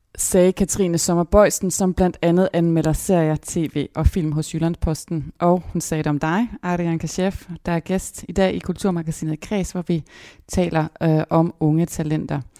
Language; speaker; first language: Danish; native; Danish